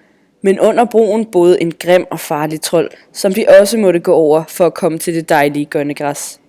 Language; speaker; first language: Danish; native; Danish